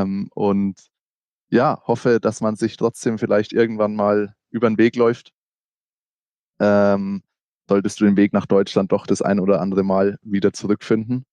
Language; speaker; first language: German; native; German